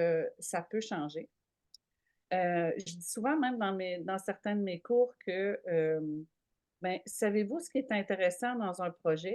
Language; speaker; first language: French; native; French